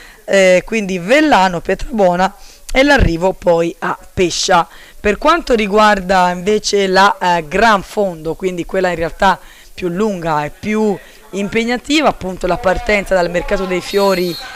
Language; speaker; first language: Italian; native; Italian